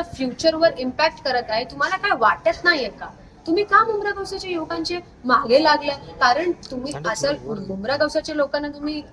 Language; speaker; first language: Marathi; non-native, local second language; Urdu